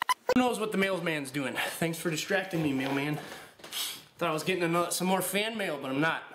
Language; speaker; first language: English; native; English